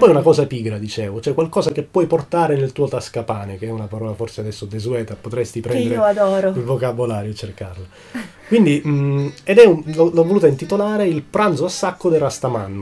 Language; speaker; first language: Italian; native; Italian